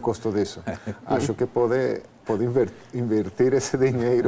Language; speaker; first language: Portuguese; non-native, fluent; Spanish